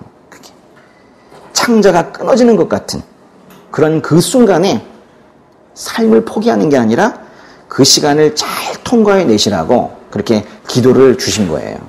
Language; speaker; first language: Korean; native; Korean